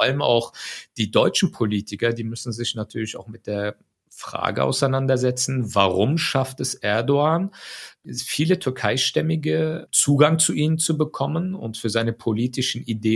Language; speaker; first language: German; early bilingual, other home language; Turkish